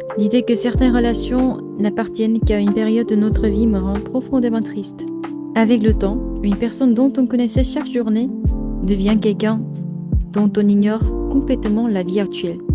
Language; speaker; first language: French; non-native, fluent; Korean